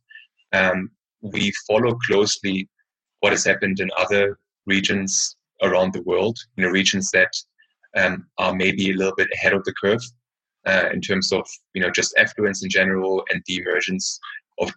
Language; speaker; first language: English; non-native, fluent; German